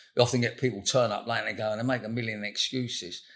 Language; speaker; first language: English; native; English